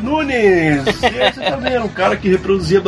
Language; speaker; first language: Portuguese; native; Portuguese